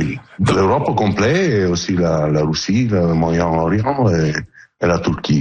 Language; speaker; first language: French; non-native, learner; Italian